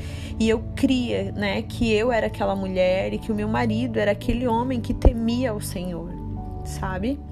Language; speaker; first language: Portuguese; native; Portuguese